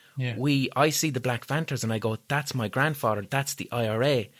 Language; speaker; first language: English; native; English